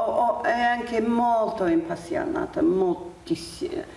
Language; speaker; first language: Italian; non-native, learner; English